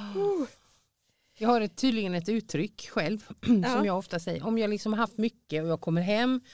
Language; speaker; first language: Swedish; native; Swedish